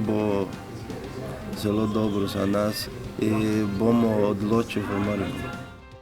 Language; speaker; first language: Slovenian; non-native, learner; Portuguese